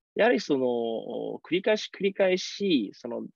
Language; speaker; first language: Japanese; native; Japanese